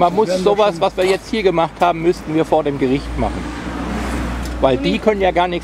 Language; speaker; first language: German; native; German